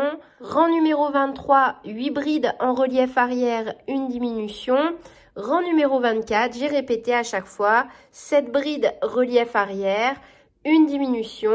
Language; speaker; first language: French; native; French